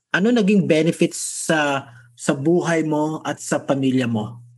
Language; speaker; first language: Filipino; native; Filipino